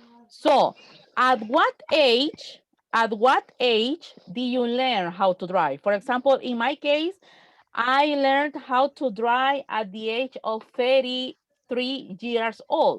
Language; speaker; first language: English; non-native, fluent; Spanish